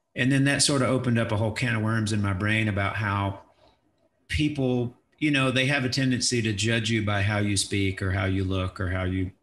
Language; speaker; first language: English; native; English